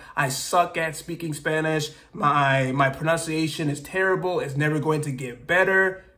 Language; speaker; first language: English; native; English